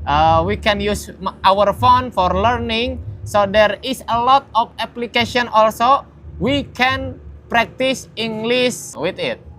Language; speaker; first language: English; non-native, learner; Indonesian